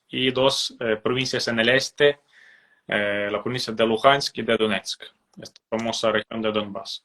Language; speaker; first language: Spanish; non-native, fluent; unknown